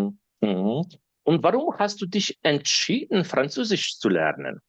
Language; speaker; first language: German; non-native, fluent; Polish